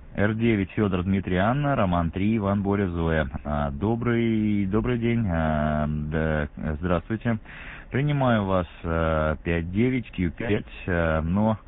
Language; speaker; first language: Russian; native; Russian